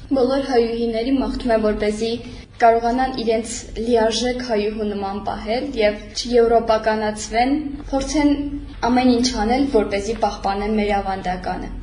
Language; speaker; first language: Armenian; native; Armenian